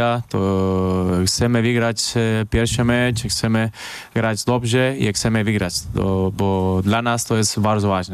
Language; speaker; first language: Polish; non-native, learner; Spanish